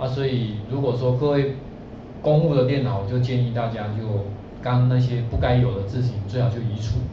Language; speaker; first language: Chinese; native; Chinese